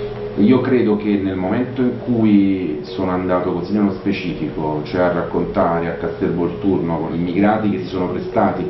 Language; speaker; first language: Italian; native; Italian